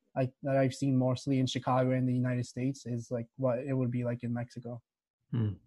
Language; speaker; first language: English; early bilingual, other home language; Spanish